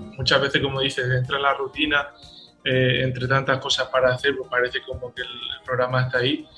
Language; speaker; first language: Spanish; native; Spanish